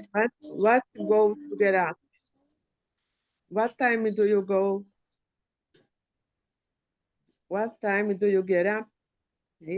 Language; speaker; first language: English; non-native, learner; Portuguese